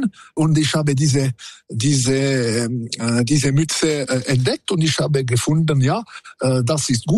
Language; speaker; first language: German; non-native, local second language; French